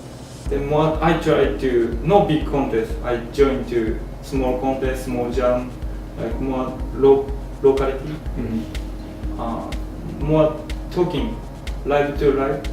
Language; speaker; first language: English; non-native, learner; Japanese